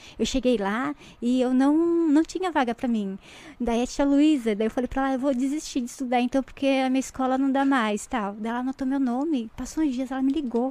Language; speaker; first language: Portuguese; native; Portuguese